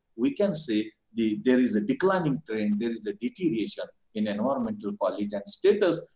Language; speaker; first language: English; non-native, local second language; Marathi